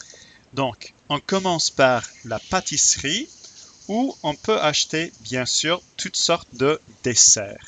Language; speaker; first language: French; non-native, fluent; English